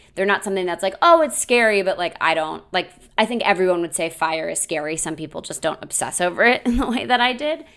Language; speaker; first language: English; native; English